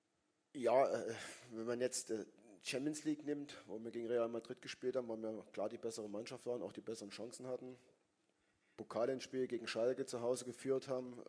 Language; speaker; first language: German; native; German